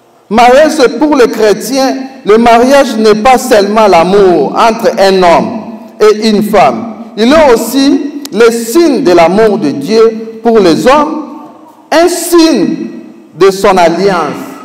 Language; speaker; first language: French; non-native, local second language; Lingala